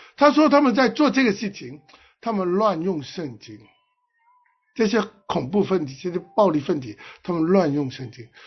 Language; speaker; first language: Chinese; non-native, local second language; Cantonese